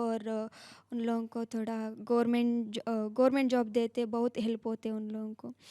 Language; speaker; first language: Hindi; non-native, local second language; Kannada